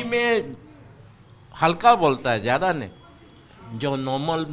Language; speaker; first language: Hindi; non-native, local second language; Chinese